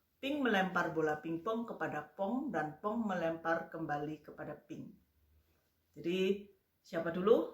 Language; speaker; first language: Indonesian; native; Indonesian